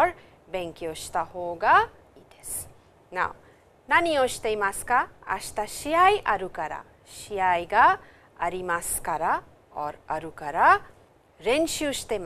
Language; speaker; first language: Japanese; non-native, fluent; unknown